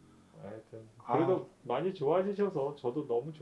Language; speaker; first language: Korean; native; Korean